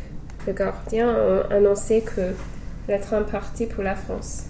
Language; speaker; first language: French; non-native, fluent; English